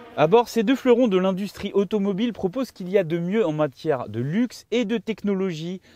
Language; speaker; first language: French; native; French